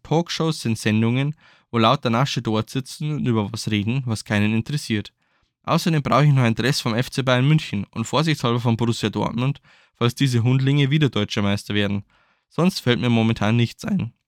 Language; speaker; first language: German; native; German